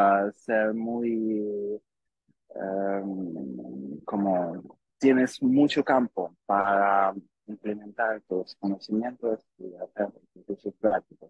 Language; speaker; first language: Spanish; non-native, learner; Russian